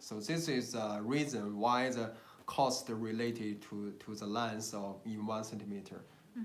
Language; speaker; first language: English; non-native, learner; Chinese